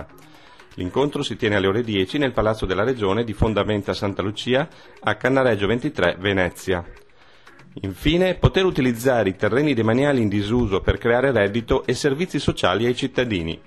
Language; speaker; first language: Italian; native; Italian